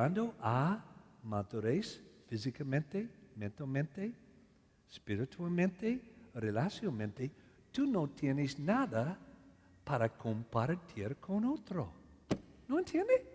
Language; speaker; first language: Spanish; non-native, learner; English